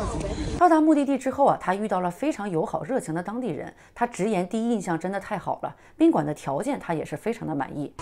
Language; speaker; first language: Chinese; native; Chinese